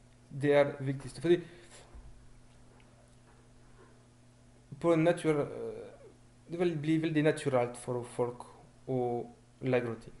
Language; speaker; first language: Norwegian; non-native, fluent; French